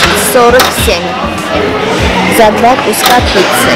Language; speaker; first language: Russian; non-native, local second language; Armenian